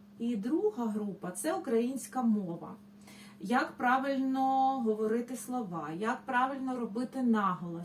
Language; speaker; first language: Ukrainian; non-native, local second language; Russian